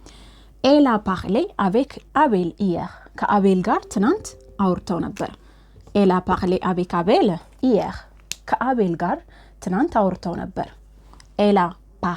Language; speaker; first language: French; non-native, fluent; Amharic